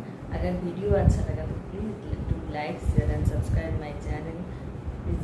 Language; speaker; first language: Hindi; non-native, local second language; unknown